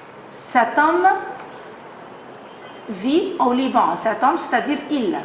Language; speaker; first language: French; non-native, fluent; Arabic